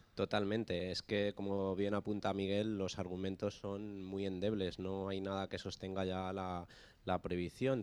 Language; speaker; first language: Spanish; native; Spanish